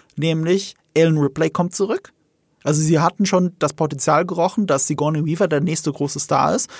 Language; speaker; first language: German; native; German